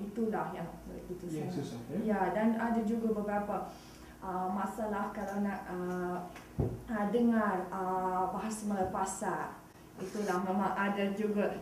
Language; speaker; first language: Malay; non-native, learner; Russian